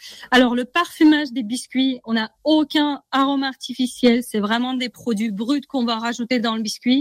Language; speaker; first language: French; native; French